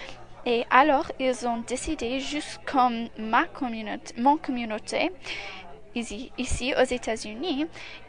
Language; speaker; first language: French; non-native, learner; English